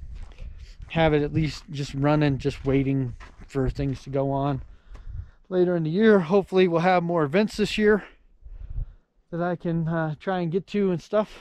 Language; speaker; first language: English; native; English